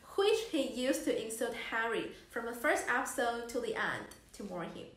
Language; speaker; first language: English; non-native, fluent; Chinese